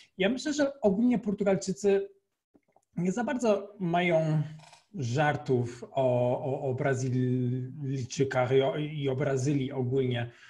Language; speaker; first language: Polish; non-native, fluent; Portuguese